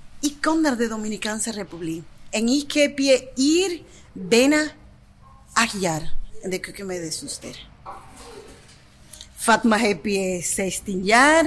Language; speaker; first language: Dutch; non-native, learner; Spanish